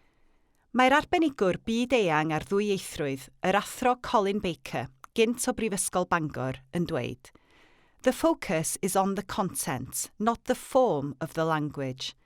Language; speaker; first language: Welsh; native; Welsh